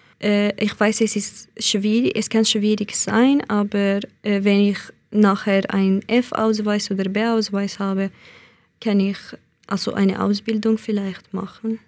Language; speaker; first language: German; non-native, learner; Central Kurdish